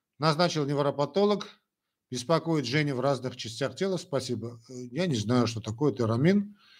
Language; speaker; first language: Russian; non-native, local second language; Armenian